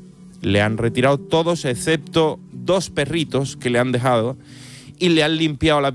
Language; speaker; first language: Spanish; native; Spanish